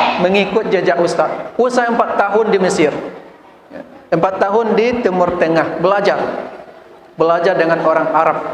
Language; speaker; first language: Malay; non-native, local second language; Minangkabau